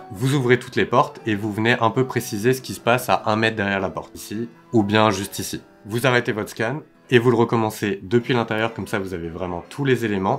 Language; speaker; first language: French; native; French